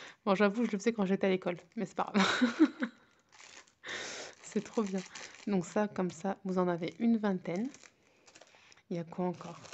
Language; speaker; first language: French; native; French